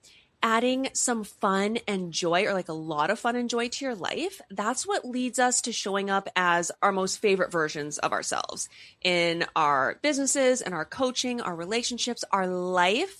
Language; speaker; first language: English; native; English